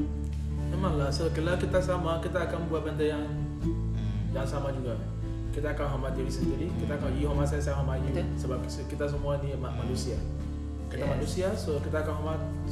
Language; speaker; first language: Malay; non-native, learner; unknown